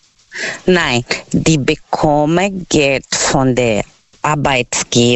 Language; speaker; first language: German; non-native, learner; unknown